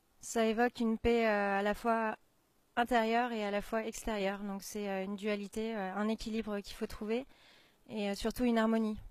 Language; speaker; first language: French; non-native, fluent; English